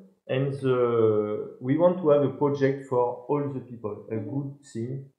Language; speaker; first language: English; non-native, learner; French